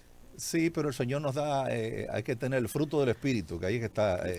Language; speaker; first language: Spanish; native; Spanish